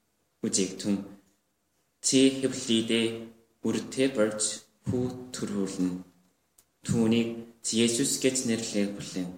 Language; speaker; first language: Mongolian; non-native, learner; Korean